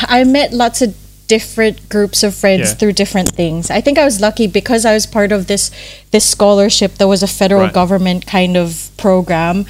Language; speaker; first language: English; non-native, local second language; Filipino